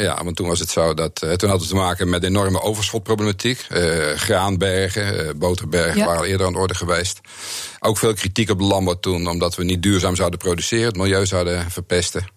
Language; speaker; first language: Dutch; native; Dutch